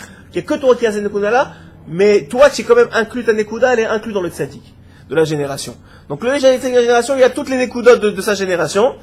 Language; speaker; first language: French; native; French